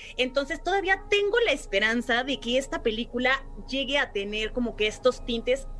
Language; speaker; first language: Spanish; native; Spanish